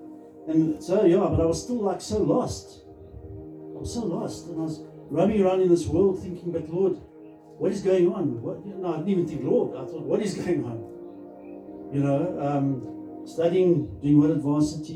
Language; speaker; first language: English; native; English